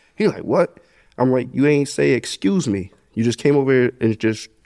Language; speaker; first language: English; native; English